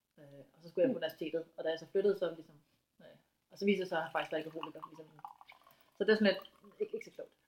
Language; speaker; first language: Danish; native; Danish